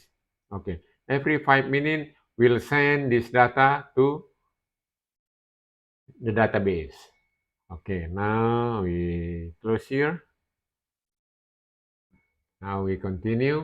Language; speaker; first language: English; non-native, learner; Indonesian